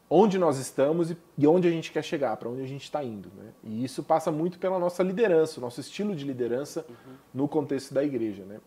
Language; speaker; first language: Portuguese; native; Portuguese